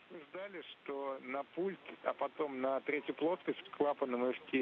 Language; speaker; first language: Russian; native; Russian